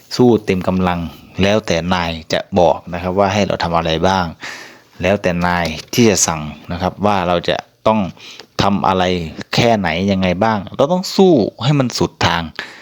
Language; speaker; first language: Thai; native; Thai